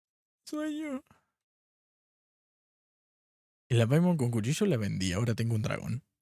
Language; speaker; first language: Spanish; native; Spanish